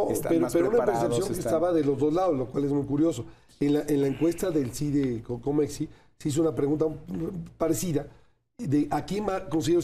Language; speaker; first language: Spanish; native; Spanish